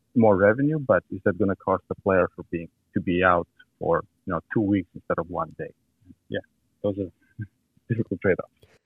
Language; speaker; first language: English; non-native, fluent; Serbian